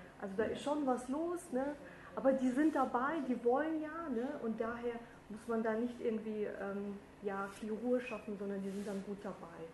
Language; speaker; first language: German; native; German